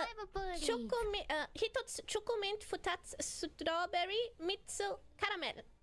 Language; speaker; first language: Japanese; non-native, learner; English